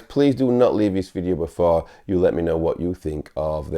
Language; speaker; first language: English; native; English